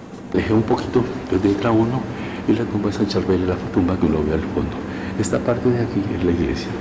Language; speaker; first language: Spanish; native; Spanish